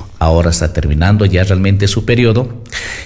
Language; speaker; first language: Spanish; native; Spanish